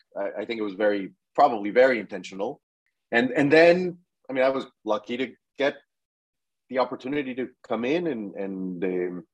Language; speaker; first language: English; non-native, fluent; Spanish